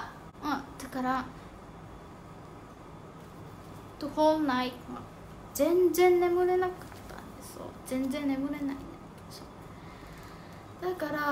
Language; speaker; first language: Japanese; non-native, fluent; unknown